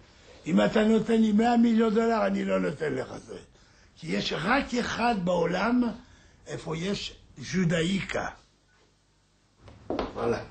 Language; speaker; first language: Hebrew; non-native, learner; French